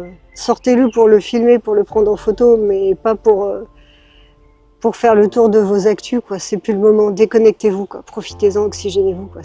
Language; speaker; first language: French; native; French